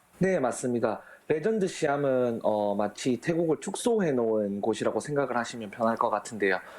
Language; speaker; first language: Korean; native; Korean